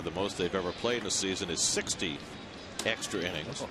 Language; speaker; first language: English; native; English